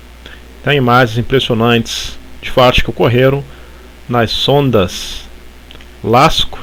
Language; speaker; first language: Portuguese; native; Portuguese